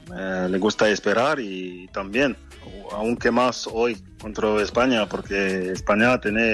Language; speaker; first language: Spanish; non-native, fluent; French